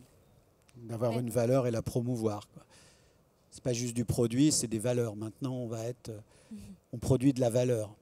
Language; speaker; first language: French; native; French